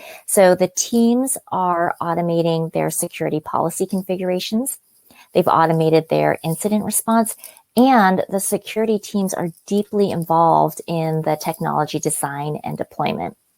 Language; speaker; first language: English; native; English